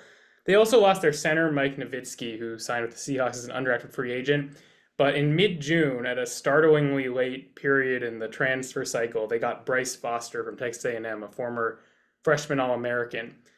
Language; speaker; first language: English; native; English